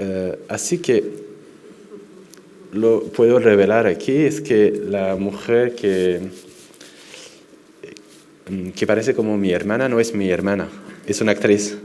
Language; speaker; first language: Spanish; non-native, fluent; French